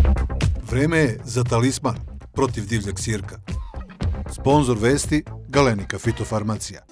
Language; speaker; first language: Serbian; native; Serbian